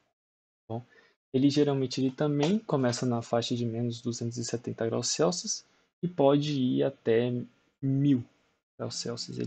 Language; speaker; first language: Portuguese; native; Portuguese